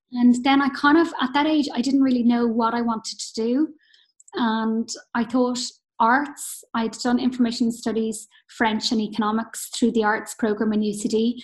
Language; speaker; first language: English; native; English